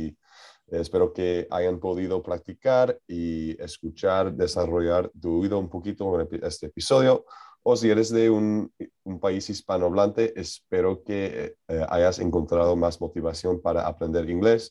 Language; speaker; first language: Spanish; non-native, learner; English